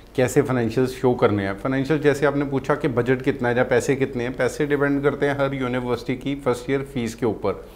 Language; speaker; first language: Hindi; non-native, local second language; Punjabi